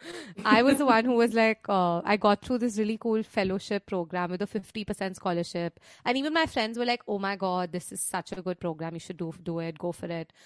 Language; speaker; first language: English; non-native, local second language; Hindi